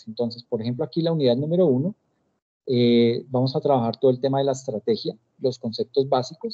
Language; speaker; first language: Spanish; native; Spanish